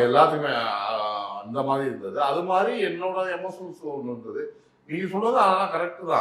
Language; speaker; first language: Tamil; native; Tamil